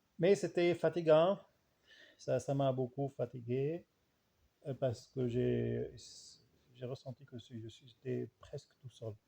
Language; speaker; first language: French; non-native, fluent; Arabic